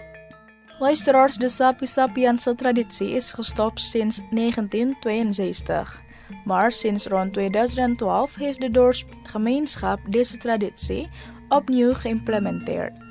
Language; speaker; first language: Dutch; non-native, fluent; Indonesian